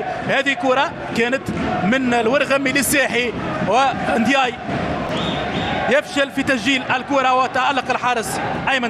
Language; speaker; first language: Arabic; native; Arabic